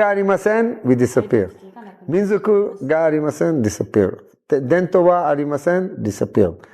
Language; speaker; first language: Japanese; non-native, learner; Hebrew